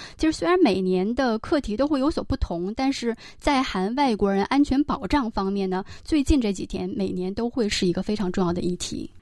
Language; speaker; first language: Chinese; native; Chinese